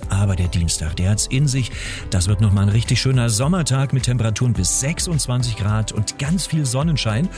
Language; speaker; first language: German; native; German